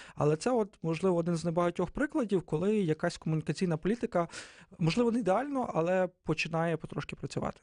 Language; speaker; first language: Ukrainian; native; Ukrainian